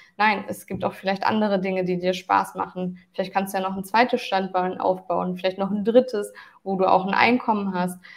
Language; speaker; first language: German; early bilingual, other home language; Turkish